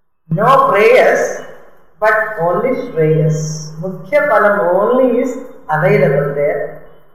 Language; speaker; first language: English; non-native, local second language; Tamil